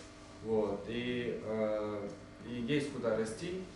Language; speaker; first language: Russian; native; Russian